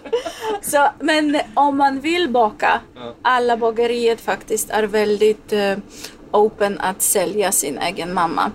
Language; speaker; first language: Swedish; non-native, learner; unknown